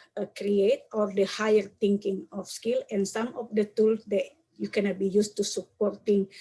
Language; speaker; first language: English; non-native, learner; Indonesian